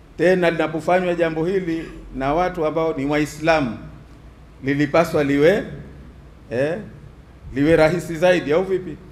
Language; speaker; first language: Swahili; native; Swahili